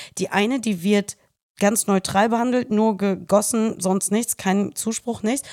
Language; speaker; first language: German; early bilingual, other home language; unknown